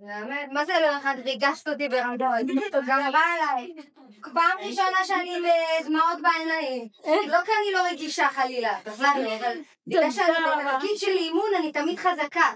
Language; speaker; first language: Hebrew; native; Hebrew